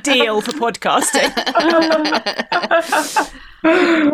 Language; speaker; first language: English; native; English